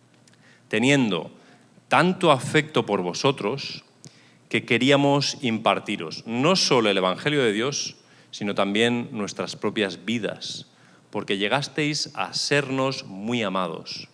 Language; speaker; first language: Spanish; native; Spanish